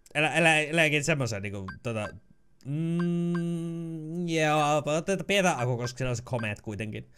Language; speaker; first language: Finnish; native; Finnish